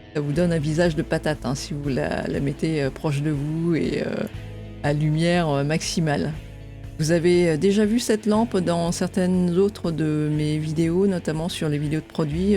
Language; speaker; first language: French; native; French